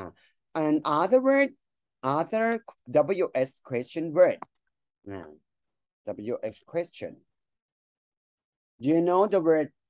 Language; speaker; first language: English; non-native, fluent; Thai